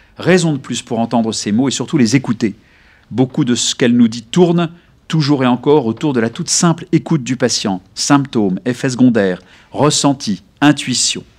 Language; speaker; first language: French; native; French